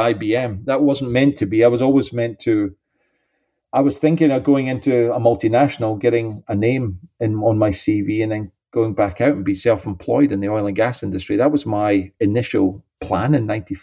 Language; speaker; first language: English; native; English